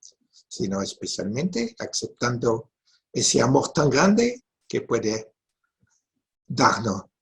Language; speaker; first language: Spanish; non-native, fluent; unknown